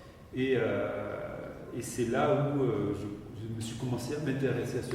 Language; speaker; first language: French; native; French